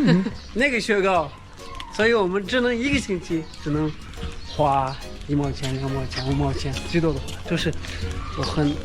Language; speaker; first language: Chinese; non-native, local second language; Uyghur